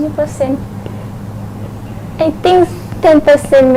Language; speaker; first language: English; non-native, learner; Thai